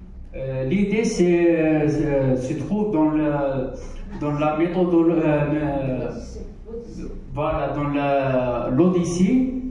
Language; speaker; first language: French; non-native, local second language; Arabic